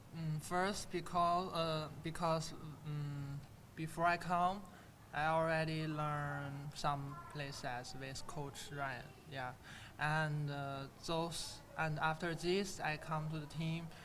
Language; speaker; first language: English; non-native, learner; Chinese